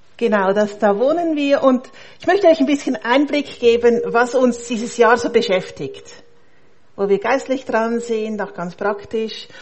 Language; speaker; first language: German; native; German